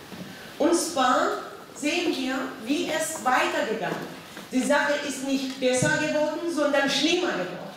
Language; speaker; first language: German; non-native, fluent; Persian